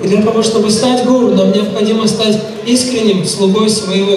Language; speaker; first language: Russian; native; Russian